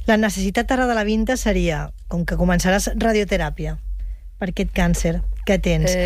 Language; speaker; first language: Catalan; native; Catalan